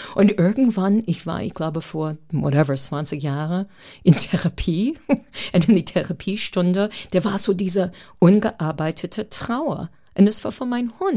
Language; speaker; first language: German; non-native, fluent; English